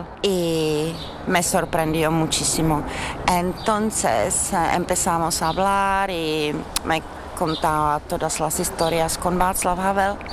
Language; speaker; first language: Spanish; non-native, fluent; Czech